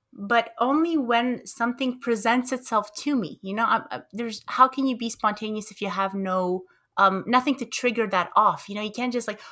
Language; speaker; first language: English; early bilingual, other home language; Romanian